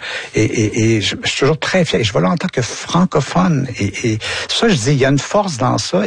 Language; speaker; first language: French; native; French